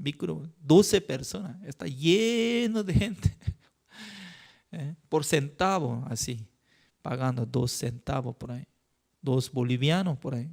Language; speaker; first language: Spanish; non-native, fluent; Korean